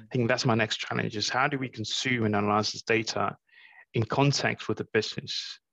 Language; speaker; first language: English; non-native, fluent; Morisyen